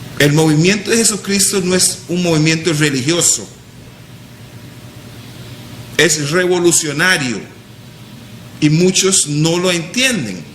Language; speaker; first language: Spanish; non-native, local second language; English